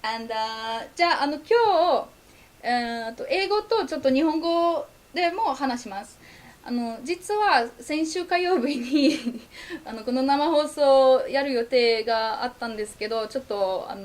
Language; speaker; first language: Japanese; non-native, fluent; Polish